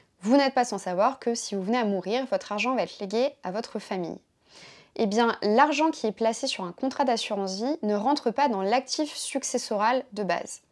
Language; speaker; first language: French; native; French